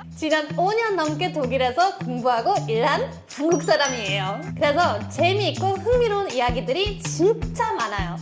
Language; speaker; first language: Korean; non-native, fluent; German